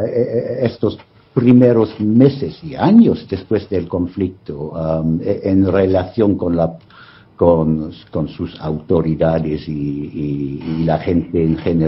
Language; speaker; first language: Spanish; non-native, fluent; English